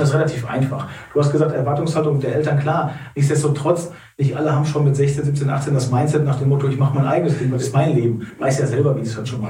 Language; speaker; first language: German; native; German